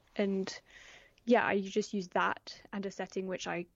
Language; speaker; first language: English; native; English